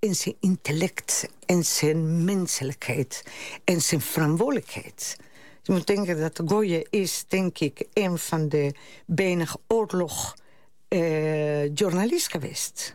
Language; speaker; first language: Dutch; non-native, fluent; Spanish